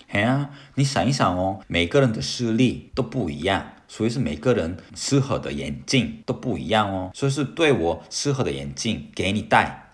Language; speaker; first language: Chinese; non-native, fluent; Korean